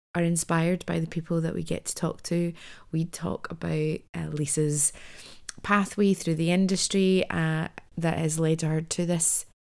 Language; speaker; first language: English; native; English